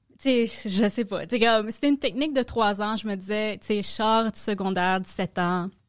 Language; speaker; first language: French; native; French